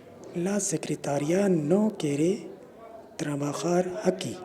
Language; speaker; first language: Spanish; non-native, learner; Urdu